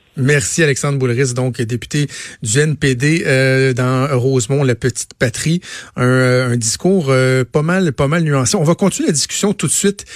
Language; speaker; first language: French; native; French